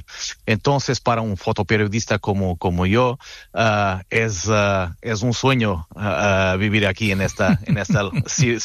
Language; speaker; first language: Spanish; non-native, fluent; Portuguese